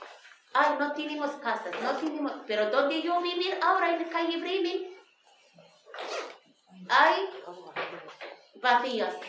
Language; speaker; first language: Spanish; non-native, learner; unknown